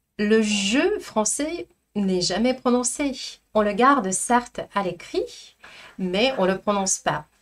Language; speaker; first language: French; non-native, fluent; Russian